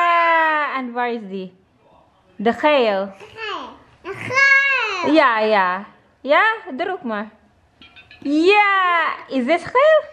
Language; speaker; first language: Dutch; non-native, learner; Filipino